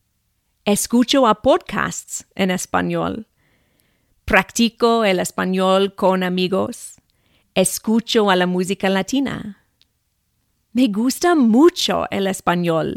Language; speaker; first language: Spanish; non-native, fluent; English